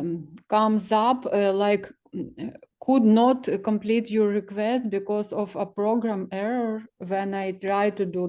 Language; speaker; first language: English; non-native, learner; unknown